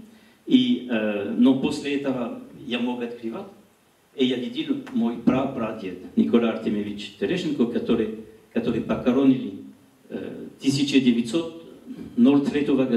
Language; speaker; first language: Russian; non-native, learner; French